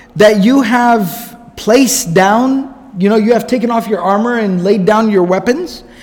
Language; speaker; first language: English; native; English